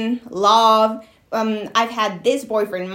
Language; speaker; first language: English; non-native, fluent; Spanish